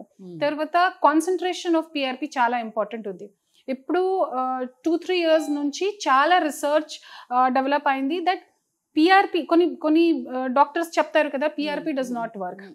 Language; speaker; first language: Telugu; non-native, fluent; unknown